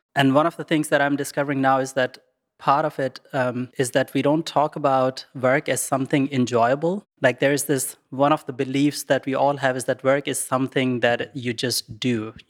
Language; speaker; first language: English; non-native, local second language; Urdu